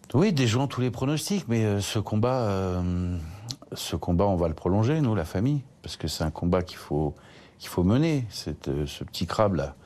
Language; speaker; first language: French; native; French